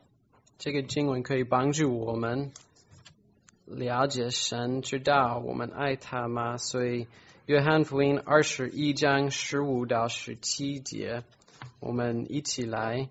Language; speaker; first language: Chinese; non-native, fluent; English